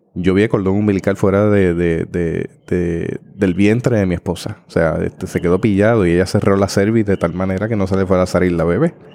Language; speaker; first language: Spanish; native; Spanish